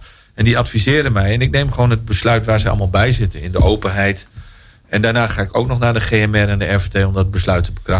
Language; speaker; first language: Dutch; native; Dutch